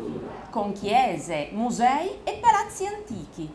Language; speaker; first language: Italian; non-native, learner; Chinese